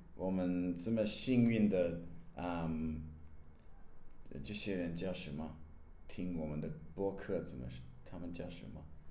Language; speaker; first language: Chinese; non-native, learner; English